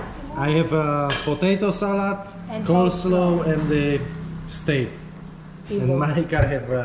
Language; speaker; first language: English; non-native, learner; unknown